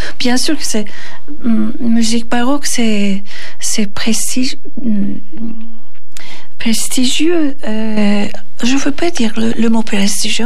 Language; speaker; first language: French; non-native, learner; Turkish